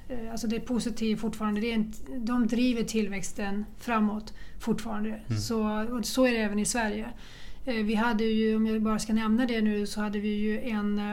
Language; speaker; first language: Swedish; native; Swedish